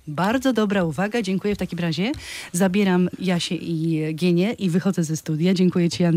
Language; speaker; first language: Polish; native; Polish